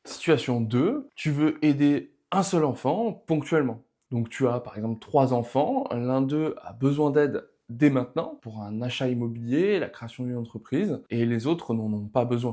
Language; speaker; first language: French; native; French